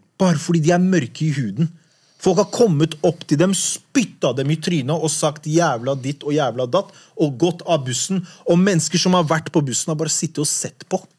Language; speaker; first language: Norwegian; early bilingual, other home language; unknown